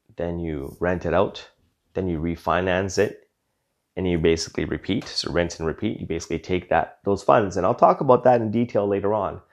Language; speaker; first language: English; native; English